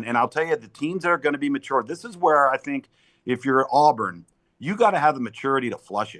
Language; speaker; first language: English; native; English